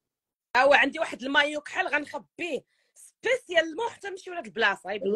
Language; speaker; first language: Arabic; native; Arabic